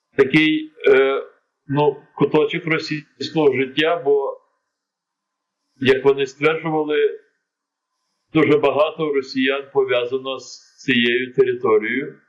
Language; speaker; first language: Ukrainian; non-native, local second language; Crimean Tatar